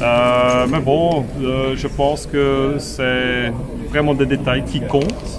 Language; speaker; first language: French; non-native, local second language; Dutch